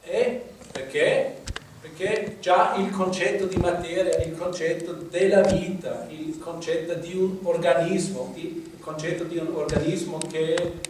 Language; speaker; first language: Italian; non-native, fluent; German